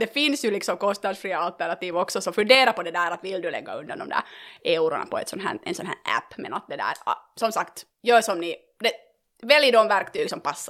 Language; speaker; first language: Swedish; native; Swedish